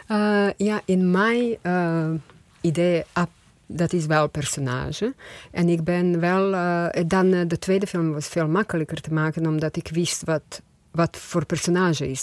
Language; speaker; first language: Dutch; non-native, fluent; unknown